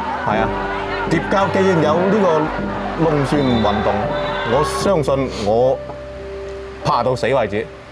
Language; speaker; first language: Cantonese; native; Cantonese